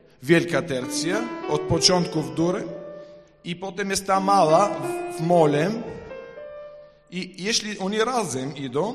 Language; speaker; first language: Polish; non-native, fluent; Ukrainian